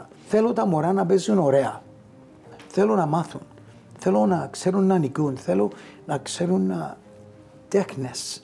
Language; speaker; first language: Greek; early bilingual, heritage; Greek